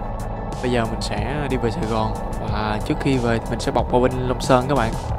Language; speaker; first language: Vietnamese; native; Vietnamese